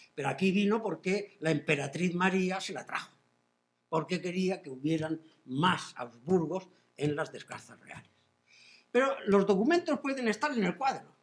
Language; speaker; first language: Spanish; native; Spanish